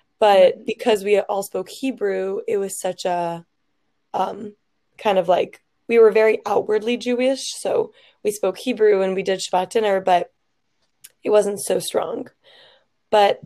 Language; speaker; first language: English; native; English